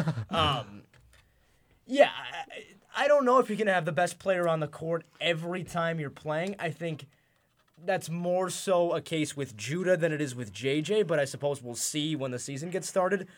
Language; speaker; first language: English; native; English